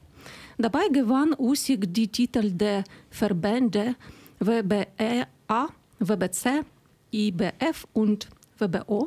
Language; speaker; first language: German; non-native, fluent; Ukrainian